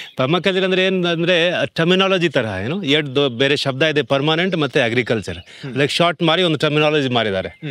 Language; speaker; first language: Kannada; non-native, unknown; Hindi